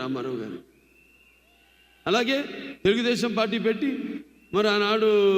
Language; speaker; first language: Telugu; native; Telugu